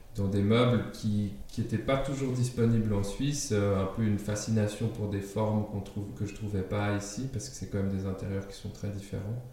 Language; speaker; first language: French; non-native, fluent; German